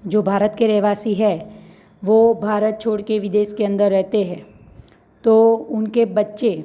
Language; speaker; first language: Hindi; non-native, local second language; Gujarati